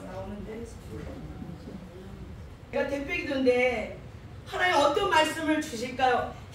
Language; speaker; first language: Korean; native; Korean